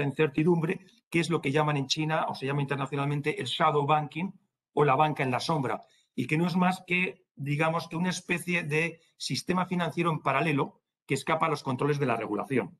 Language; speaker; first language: Spanish; native; Spanish